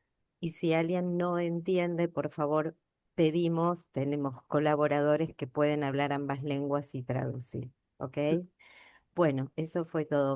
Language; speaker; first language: Spanish; native; Spanish